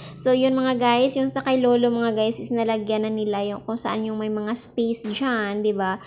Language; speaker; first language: Filipino; non-native, local second language; Hiligaynon